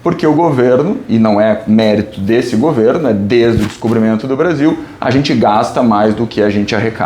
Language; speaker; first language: Portuguese; native; Portuguese